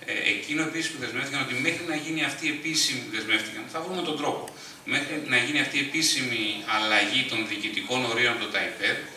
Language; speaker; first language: Greek; native; Greek